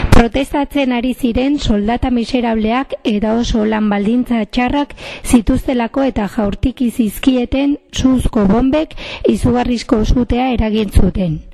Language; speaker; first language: Basque; non-native, local second language; Spanish